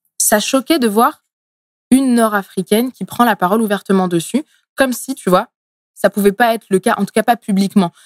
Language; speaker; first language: French; early bilingual, other home language; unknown